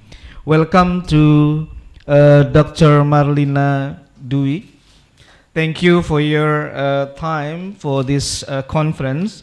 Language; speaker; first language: English; non-native, local second language; Indonesian